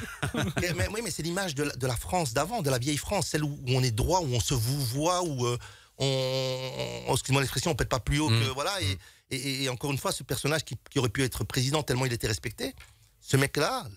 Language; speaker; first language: French; native; French